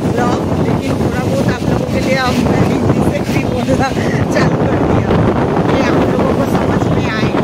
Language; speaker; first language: Hindi; non-native, local second language; Bangla